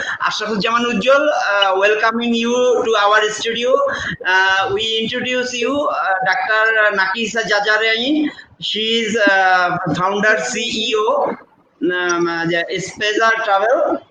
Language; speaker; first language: English; non-native, local second language; Bangla